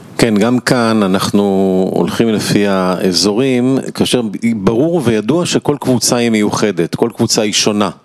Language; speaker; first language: Hebrew; native; Hebrew